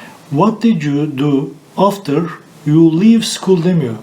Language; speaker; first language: English; non-native, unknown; Turkish